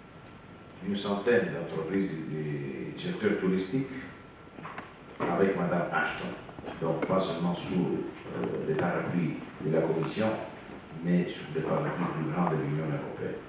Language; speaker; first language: French; non-native, fluent; Italian